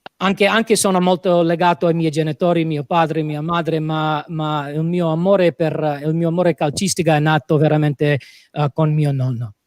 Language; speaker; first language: Italian; non-native, fluent; English